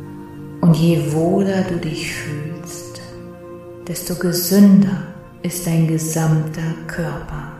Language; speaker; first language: German; native; German